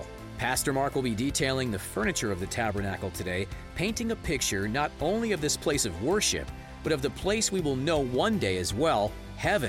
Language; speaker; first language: English; native; English